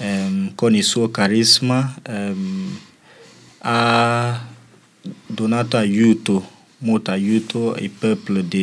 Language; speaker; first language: Italian; non-native, learner; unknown